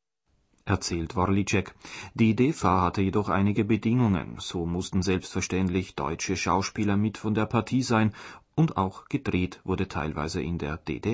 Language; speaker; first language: German; native; German